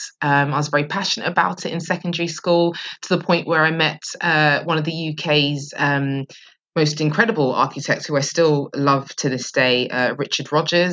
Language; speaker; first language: English; native; English